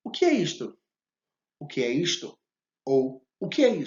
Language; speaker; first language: Portuguese; non-native, fluent; English